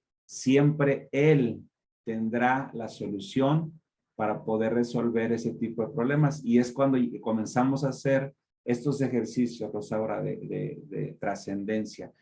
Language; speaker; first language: Spanish; native; Spanish